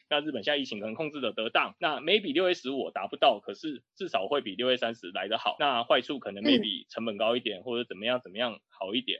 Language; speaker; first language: Chinese; native; Chinese